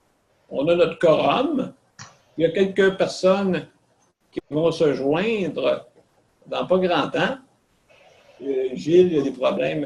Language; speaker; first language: French; native; French